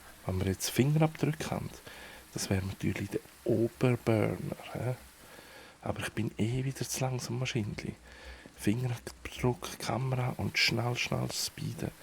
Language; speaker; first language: German; native; German